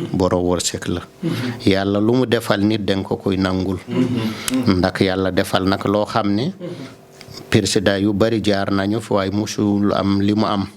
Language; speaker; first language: Wolof; non-native, local second language; Fula